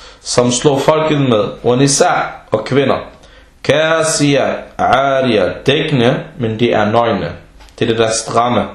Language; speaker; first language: Danish; early bilingual, other home language; Arabic